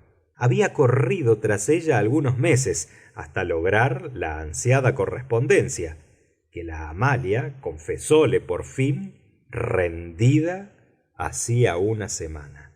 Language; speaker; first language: Spanish; native; Spanish